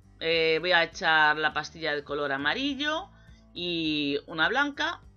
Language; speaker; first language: Spanish; native; Spanish